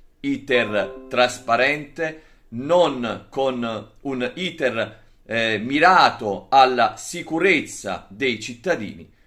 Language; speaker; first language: Italian; native; Italian